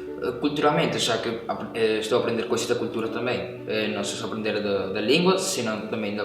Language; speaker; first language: Portuguese; non-native, fluent; Spanish